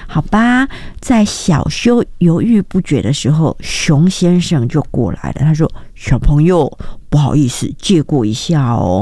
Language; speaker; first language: Chinese; native; Chinese